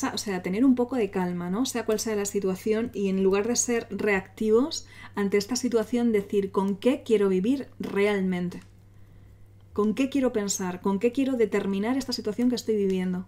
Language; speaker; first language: Spanish; native; Spanish